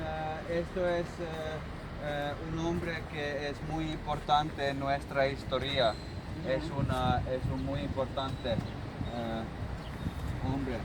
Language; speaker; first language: Spanish; non-native, learner; Finnish